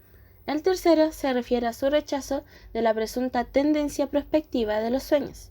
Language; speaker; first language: Spanish; native; Spanish